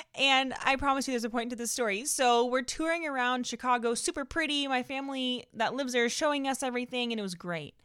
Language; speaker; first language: English; native; English